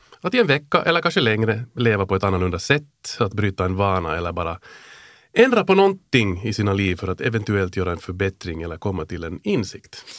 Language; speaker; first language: Swedish; native; Swedish